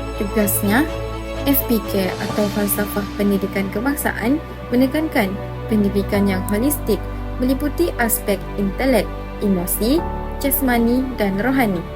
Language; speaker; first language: Malay; native; Malay